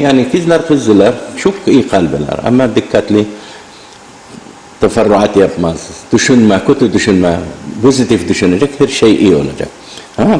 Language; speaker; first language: Turkish; non-native, learner; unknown